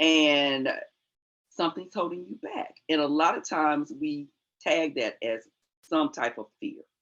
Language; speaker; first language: English; native; English